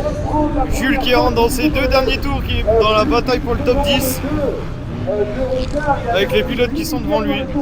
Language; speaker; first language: French; native; French